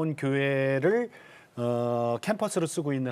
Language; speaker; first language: Korean; native; Korean